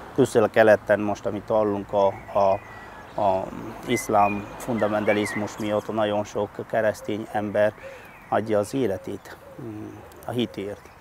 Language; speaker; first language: Hungarian; non-native, fluent; Malayalam